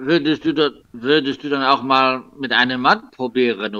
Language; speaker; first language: German; non-native, local second language; Luxembourgish